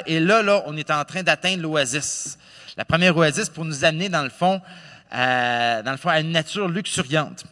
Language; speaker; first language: French; native; French